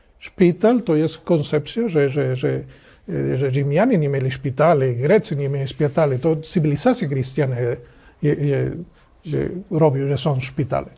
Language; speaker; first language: Polish; non-native, learner; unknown